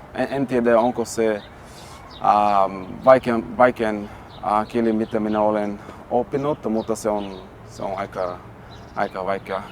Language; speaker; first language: Finnish; non-native, learner; Portuguese